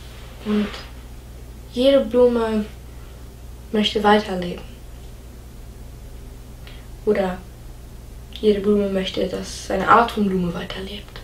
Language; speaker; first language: German; non-native, fluent; English